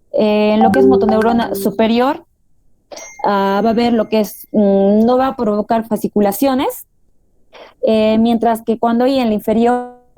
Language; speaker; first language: Spanish; native; Spanish